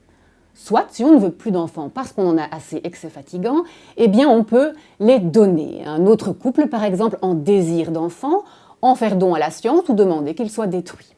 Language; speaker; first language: French; native; French